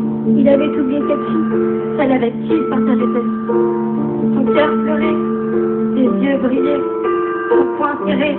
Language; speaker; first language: French; native; French